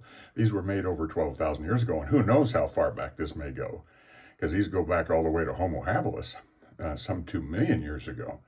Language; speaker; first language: English; native; English